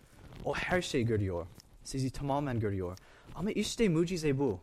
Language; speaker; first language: Turkish; non-native, fluent; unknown